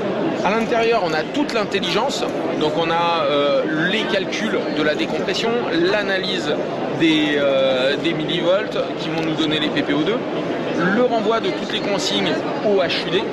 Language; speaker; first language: French; native; French